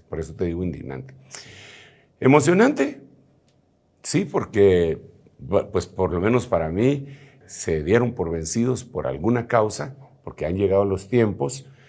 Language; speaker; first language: Spanish; native; Spanish